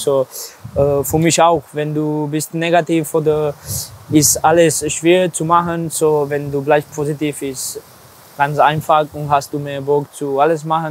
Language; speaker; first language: German; non-native, learner; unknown